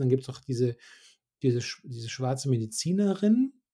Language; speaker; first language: German; native; German